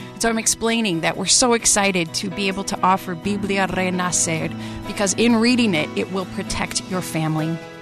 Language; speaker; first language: English; native; English